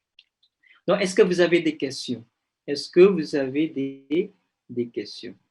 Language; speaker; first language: French; non-native, fluent; Indonesian